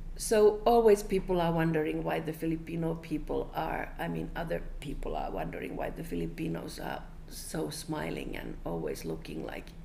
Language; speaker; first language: English; non-native, fluent; Finnish